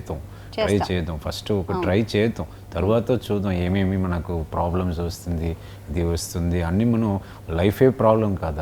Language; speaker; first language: Telugu; non-native, learner; Tamil